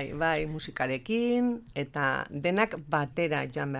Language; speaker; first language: Basque; non-native, local second language; Spanish